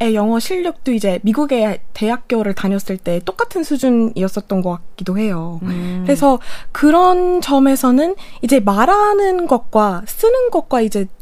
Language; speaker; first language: Korean; non-native, fluent; English